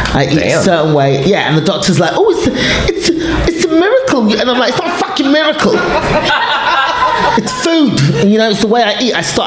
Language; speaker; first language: English; native; English